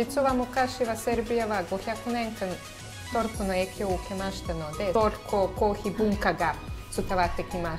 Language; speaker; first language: Japanese; non-native, fluent; Serbian